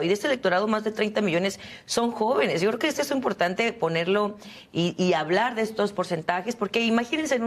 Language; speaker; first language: Spanish; native; Spanish